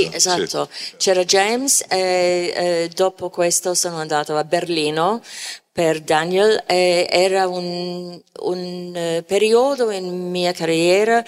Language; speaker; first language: Italian; non-native, fluent; English